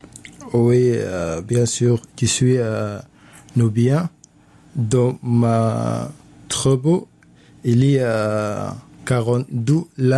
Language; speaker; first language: French; non-native, learner; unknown